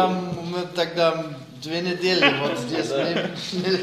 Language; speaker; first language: Russian; non-native, fluent; Dutch